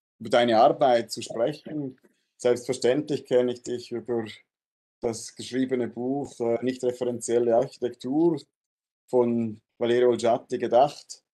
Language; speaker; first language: German; native; German